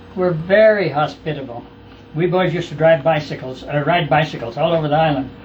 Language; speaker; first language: English; native; English